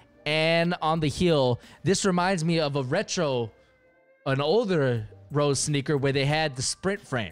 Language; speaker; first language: English; native; English